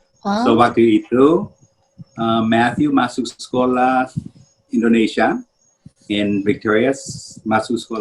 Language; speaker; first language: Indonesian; early bilingual, heritage; Indonesian